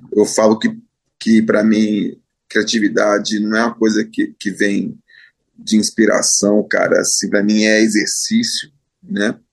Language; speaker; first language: Portuguese; native; Portuguese